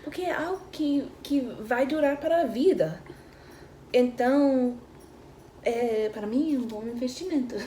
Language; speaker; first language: Portuguese; non-native, fluent; English